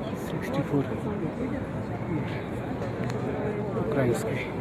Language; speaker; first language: Russian; non-native, fluent; Bangla